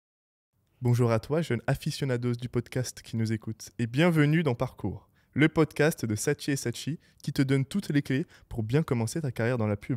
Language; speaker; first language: French; native; French